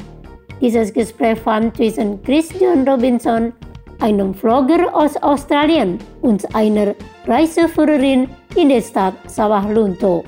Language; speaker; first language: German; non-native, fluent; Indonesian